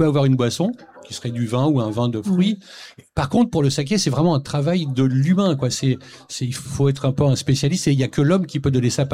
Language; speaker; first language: French; native; French